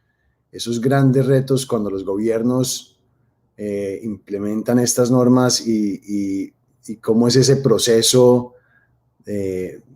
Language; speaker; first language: Spanish; native; Spanish